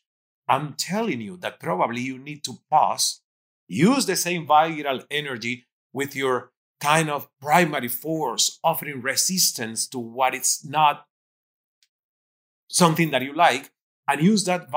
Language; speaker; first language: English; non-native, fluent; Spanish